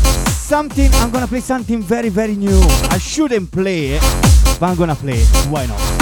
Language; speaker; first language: English; non-native, fluent; Italian